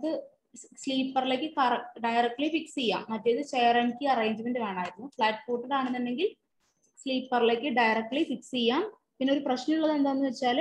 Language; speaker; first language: Malayalam; native; Malayalam